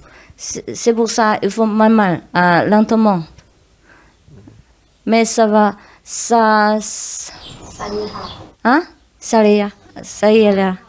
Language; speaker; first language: French; non-native, learner; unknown